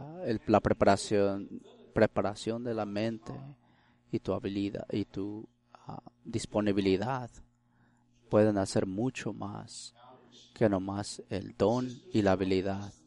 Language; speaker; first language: Spanish; early bilingual, heritage; Spanish